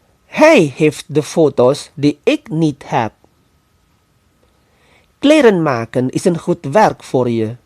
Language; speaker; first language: Dutch; non-native, fluent; Indonesian